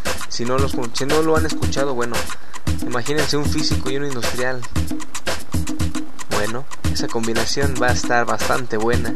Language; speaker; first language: Spanish; native; Spanish